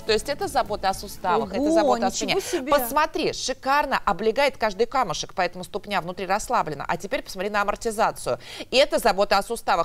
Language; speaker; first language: Russian; native; Russian